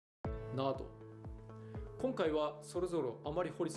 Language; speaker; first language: Japanese; native; Japanese